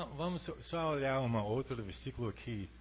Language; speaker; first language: Portuguese; non-native, fluent; English